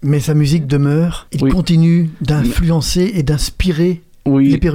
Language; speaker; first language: French; native; French